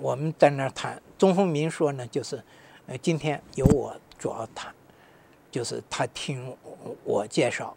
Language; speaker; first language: Chinese; native; Chinese